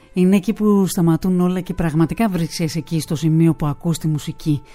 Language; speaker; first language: Greek; native; Greek